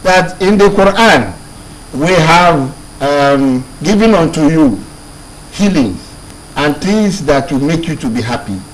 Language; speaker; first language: English; non-native, local second language; Yoruba